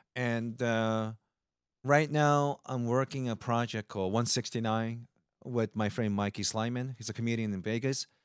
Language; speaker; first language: English; early bilingual, other home language; Japanese